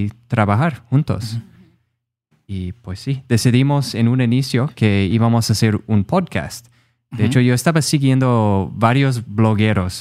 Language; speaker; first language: Spanish; non-native, fluent; English